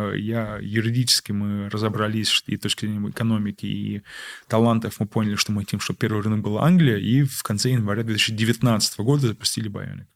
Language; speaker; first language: Russian; early bilingual, heritage; Russian